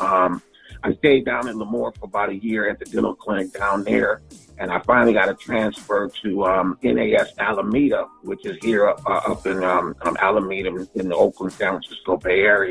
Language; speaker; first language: English; native; English